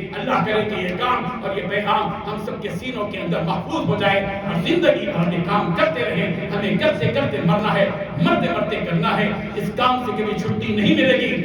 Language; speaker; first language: Urdu; native; Urdu